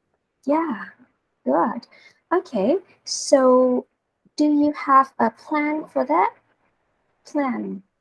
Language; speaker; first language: English; non-native, learner; Vietnamese